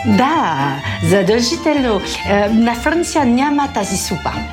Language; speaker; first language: Bulgarian; non-native, learner; French